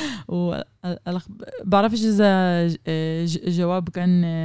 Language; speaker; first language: Arabic; non-native, fluent; Hebrew